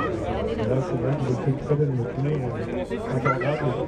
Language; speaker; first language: French; native; French